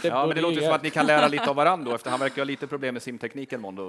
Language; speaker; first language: Swedish; native; Swedish